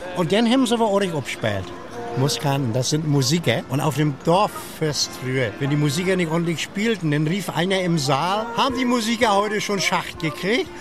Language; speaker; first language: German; native; German